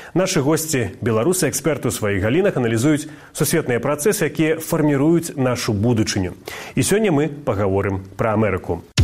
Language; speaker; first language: Belarusian; native; Belarusian